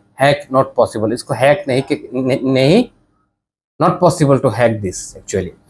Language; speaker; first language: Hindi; non-native, learner; Bangla